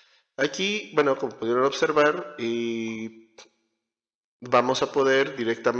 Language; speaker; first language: Spanish; native; Spanish